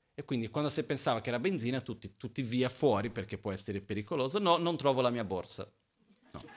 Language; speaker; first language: Italian; non-native, fluent; Portuguese